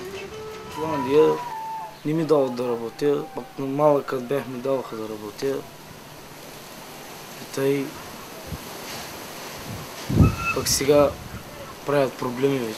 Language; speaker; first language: Bulgarian; non-native, local second language; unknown